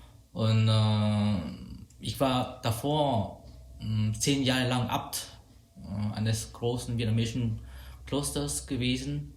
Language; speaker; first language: German; non-native, fluent; Vietnamese